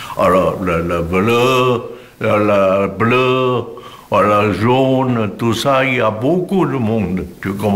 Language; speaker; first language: French; non-native, fluent; Chinese